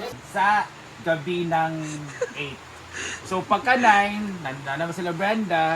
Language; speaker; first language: Filipino; non-native, local second language; Cebuano